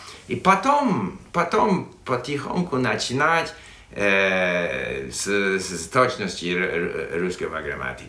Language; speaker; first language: Russian; non-native, fluent; English